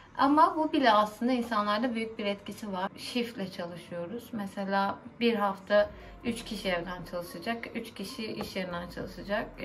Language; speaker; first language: Turkish; native; Turkish